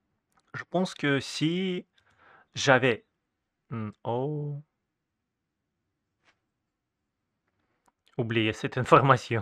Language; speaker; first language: French; non-native, fluent; Russian